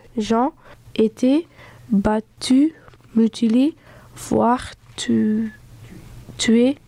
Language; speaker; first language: French; early bilingual, other home language; Dutch